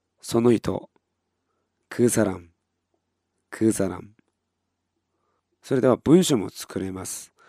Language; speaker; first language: Japanese; non-native, fluent; Korean